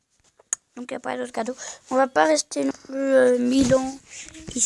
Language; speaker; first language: French; native; French